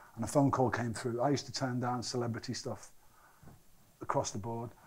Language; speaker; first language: English; native; English